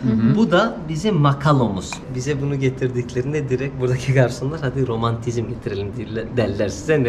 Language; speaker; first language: Turkish; native; Turkish